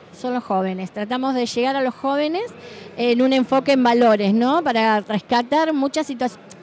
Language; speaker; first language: Spanish; native; Spanish